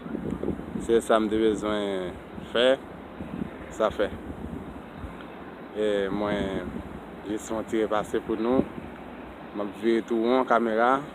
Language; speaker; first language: French; non-native, learner; Haitian Creole